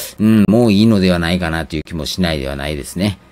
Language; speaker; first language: Japanese; native; Japanese